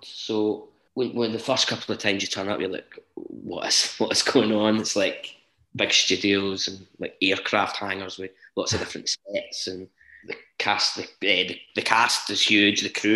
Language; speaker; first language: English; native; English